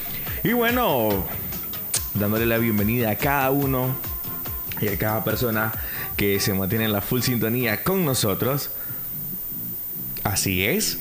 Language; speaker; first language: Spanish; native; Spanish